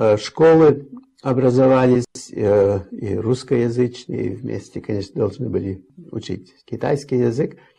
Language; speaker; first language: Russian; early bilingual, heritage; Russian